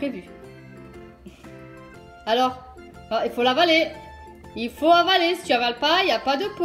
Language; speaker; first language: French; native; French